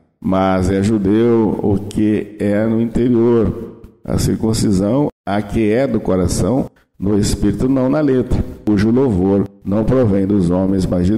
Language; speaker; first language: Portuguese; native; Portuguese